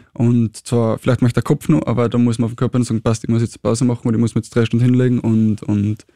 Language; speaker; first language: German; native; German